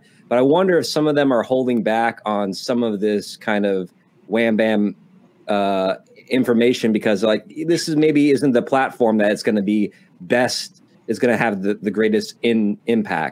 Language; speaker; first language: English; non-native, local second language; Filipino